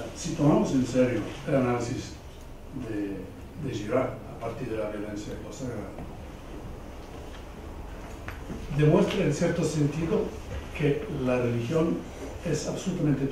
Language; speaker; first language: Spanish; non-native, fluent; English